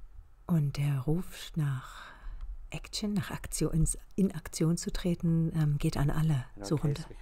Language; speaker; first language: German; native; German